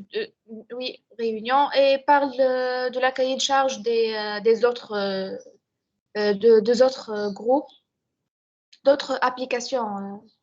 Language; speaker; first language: French; non-native, learner; Arabic